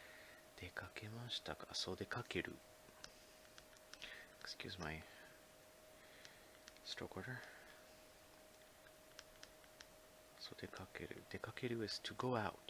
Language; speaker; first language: Japanese; non-native, fluent; English